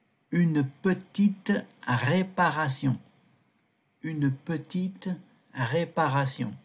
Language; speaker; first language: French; non-native, fluent; Tibetan